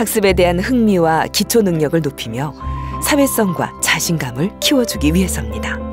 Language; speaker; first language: Korean; native; Korean